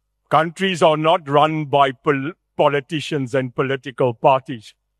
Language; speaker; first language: English; non-native, local second language; Afrikaans